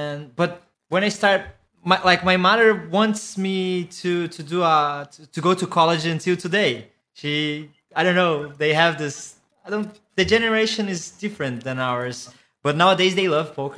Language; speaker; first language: English; non-native, fluent; Portuguese